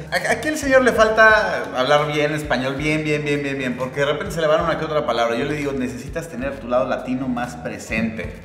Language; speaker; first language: Spanish; native; Spanish